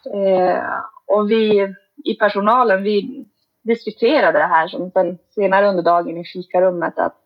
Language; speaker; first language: Swedish; native; Swedish